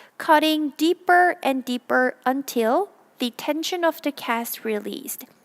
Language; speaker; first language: English; non-native, fluent; Korean